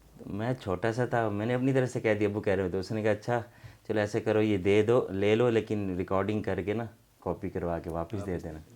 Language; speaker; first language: Urdu; non-native, local second language; Saraiki